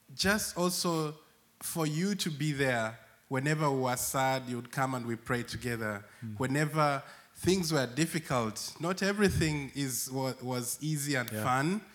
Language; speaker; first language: English; non-native, local second language; Acoli